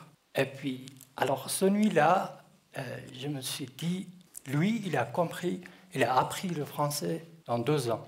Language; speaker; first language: French; non-native, learner; Kurdish